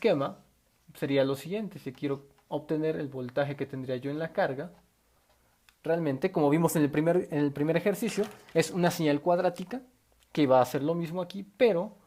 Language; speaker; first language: Spanish; native; Spanish